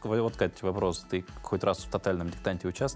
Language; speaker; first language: Russian; native; Russian